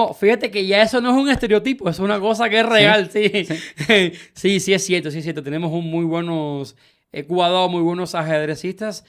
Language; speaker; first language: Spanish; native; Spanish